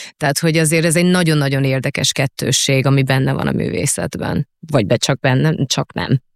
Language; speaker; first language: Hungarian; early bilingual, heritage; Hungarian